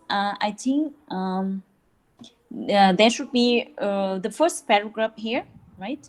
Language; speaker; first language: English; non-native, learner; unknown